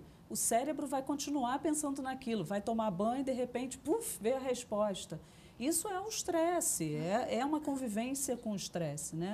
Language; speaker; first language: Portuguese; native; Portuguese